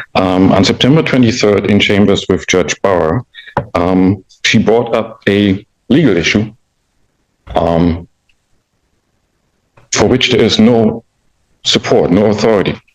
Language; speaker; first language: English; native; English